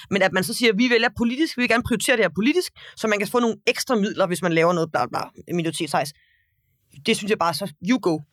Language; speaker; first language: Danish; native; Danish